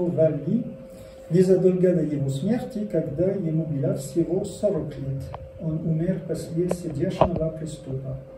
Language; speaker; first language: Russian; non-native, learner; French